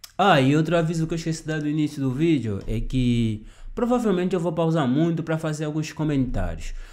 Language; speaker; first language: Portuguese; native; Portuguese